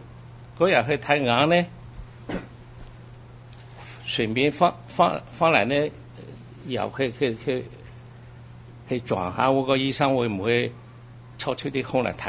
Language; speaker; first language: Cantonese; early bilingual, heritage; Cantonese